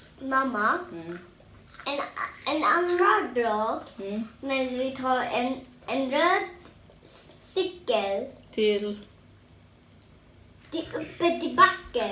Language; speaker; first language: Swedish; early bilingual, other home language; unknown